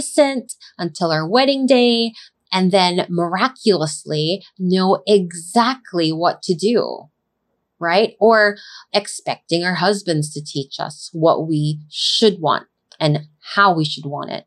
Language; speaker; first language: English; non-native, local second language; Filipino